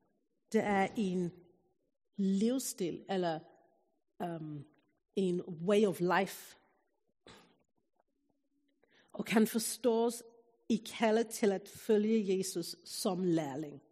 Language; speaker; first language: Danish; non-native, fluent; English